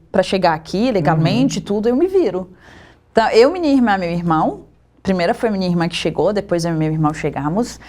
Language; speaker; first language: Portuguese; non-native, fluent; Arabic